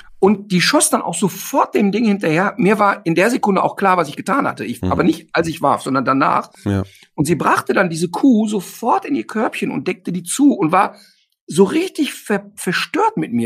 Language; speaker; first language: German; native; German